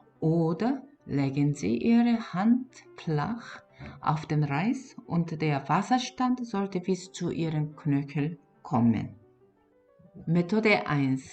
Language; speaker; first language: German; non-native, learner; Korean